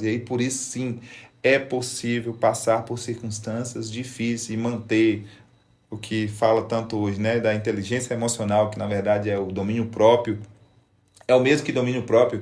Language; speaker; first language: Portuguese; native; Portuguese